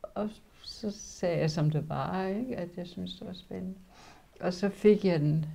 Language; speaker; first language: Danish; early bilingual, other home language; Polish